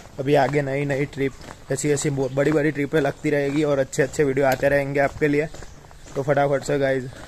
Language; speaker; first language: Hindi; native; Hindi